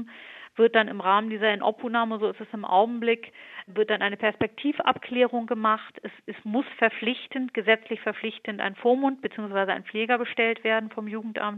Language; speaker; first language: German; native; German